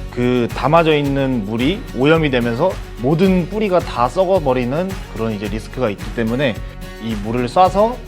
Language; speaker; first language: Korean; native; Korean